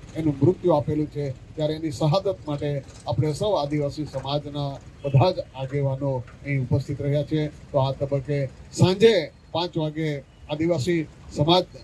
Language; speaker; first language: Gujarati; native; Gujarati